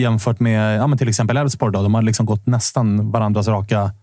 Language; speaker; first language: Swedish; native; Swedish